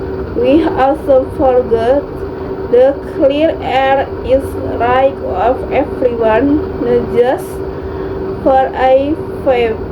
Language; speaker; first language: English; non-native, learner; Indonesian